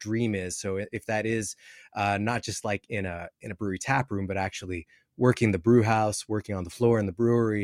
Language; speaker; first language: English; native; English